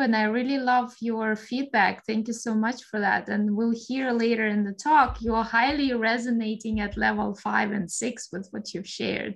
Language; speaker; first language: English; non-native, fluent; Russian